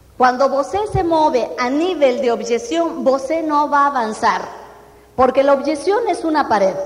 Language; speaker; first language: Spanish; non-native, fluent; Portuguese